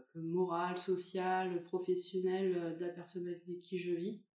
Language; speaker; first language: French; native; French